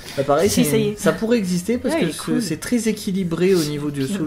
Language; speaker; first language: French; native; French